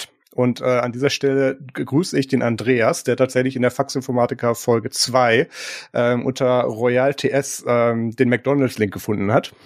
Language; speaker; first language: German; native; German